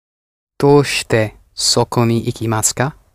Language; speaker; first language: Japanese; non-native, learner; English